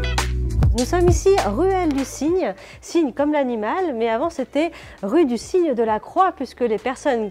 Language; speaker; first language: French; native; French